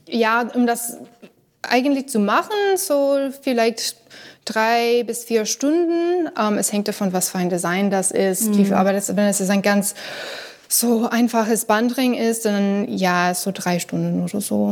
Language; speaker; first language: German; non-native, learner; English